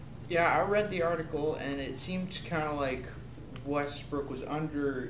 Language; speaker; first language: English; native; English